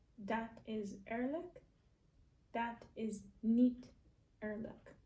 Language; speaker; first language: Dutch; non-native, learner; English